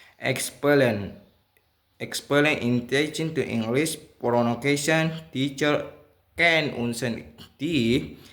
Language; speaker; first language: English; non-native, learner; Indonesian